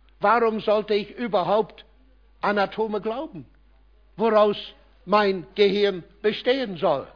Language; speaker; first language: German; non-native, fluent; English